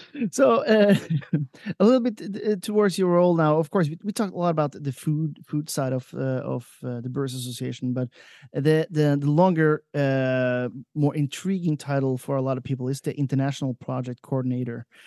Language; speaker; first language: English; non-native, fluent; Norwegian